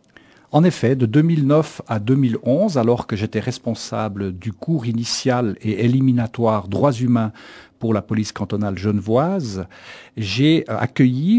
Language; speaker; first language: French; native; French